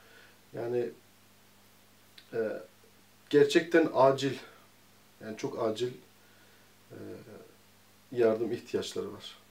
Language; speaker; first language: Turkish; early bilingual, heritage; Turkish